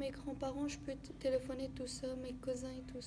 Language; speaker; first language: French; early bilingual, other home language; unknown